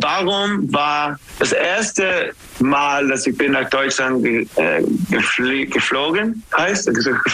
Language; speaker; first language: German; non-native, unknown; English